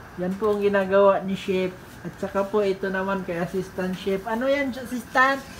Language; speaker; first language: Filipino; non-native, local second language; Cebuano